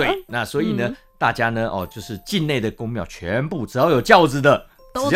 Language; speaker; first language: Chinese; native; Chinese